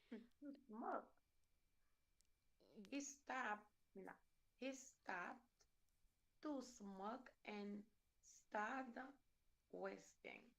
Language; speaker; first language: English; non-native, learner; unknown